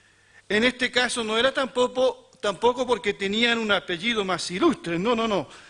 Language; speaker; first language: Spanish; native; Spanish